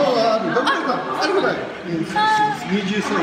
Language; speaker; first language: Japanese; non-native, fluent; English